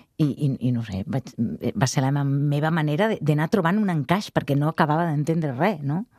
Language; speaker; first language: Catalan; native; Catalan